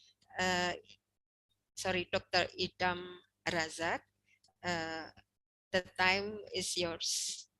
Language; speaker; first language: English; non-native, learner; Indonesian